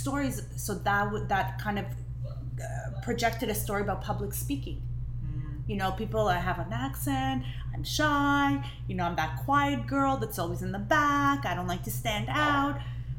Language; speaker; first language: English; non-native, fluent; Hebrew